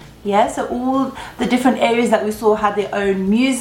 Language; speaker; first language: English; early bilingual, other home language; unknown